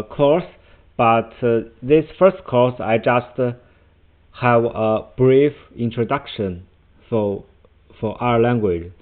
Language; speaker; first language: English; non-native, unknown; Chinese